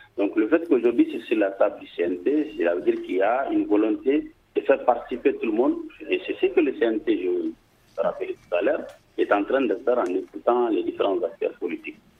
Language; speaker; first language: French; non-native, local second language; Bambara